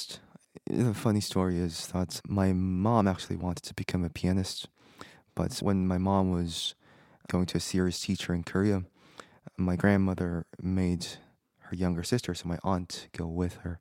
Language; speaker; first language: English; non-native, fluent; Korean